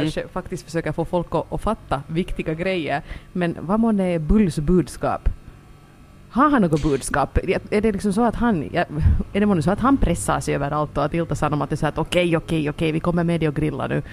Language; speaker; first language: Swedish; native; Swedish